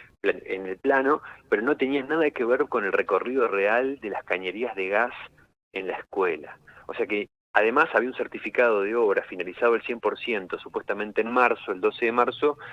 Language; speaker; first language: Spanish; native; Spanish